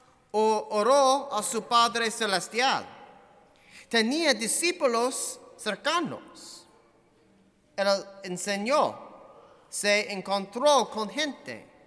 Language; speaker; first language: Spanish; non-native, fluent; English